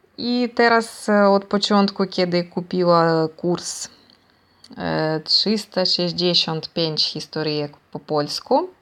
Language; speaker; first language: Polish; non-native, learner; Ukrainian